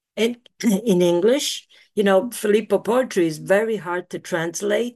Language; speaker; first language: English; early bilingual, other home language; Italian